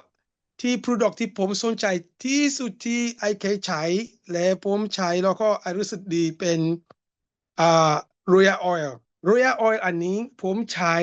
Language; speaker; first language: Thai; non-native, learner; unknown